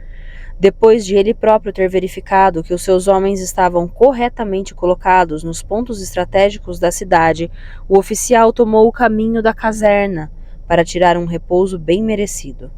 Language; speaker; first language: Portuguese; native; Portuguese